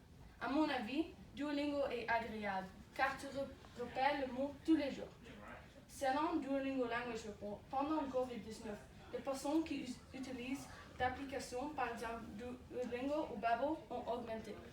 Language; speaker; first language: French; non-native, learner; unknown